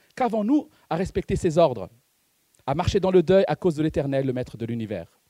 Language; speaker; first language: French; non-native, local second language; Malagasy